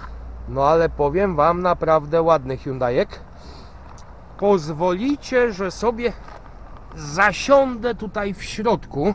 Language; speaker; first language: Polish; native; Polish